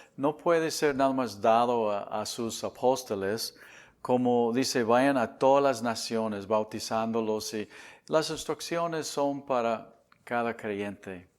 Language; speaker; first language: Spanish; non-native, fluent; English